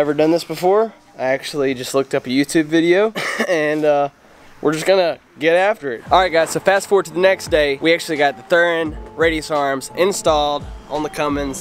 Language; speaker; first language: English; native; English